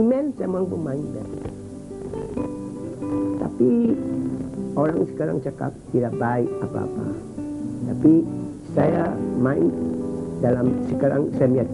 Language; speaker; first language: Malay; non-native, local second language; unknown